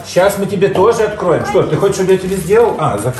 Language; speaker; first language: Russian; native; Russian